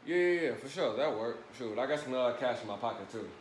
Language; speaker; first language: English; native; English